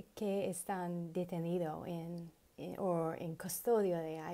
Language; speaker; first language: Spanish; non-native, learner; English